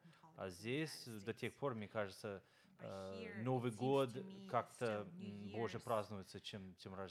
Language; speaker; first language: Russian; non-native, fluent; English